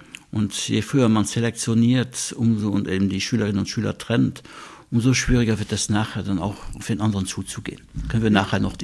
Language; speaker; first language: German; non-native, local second language; Luxembourgish